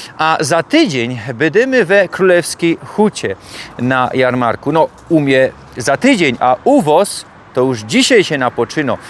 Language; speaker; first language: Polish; native; Polish